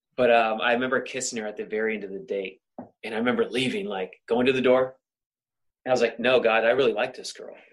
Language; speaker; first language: English; native; English